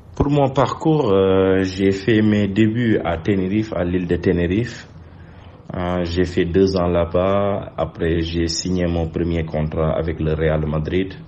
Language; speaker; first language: French; non-native, local second language; Wolof